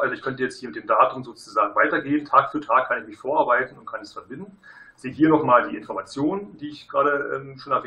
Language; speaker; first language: German; native; German